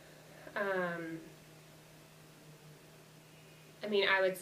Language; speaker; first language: English; native; English